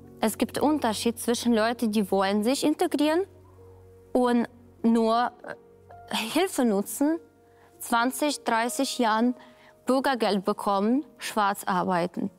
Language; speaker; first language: German; non-native, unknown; Ukrainian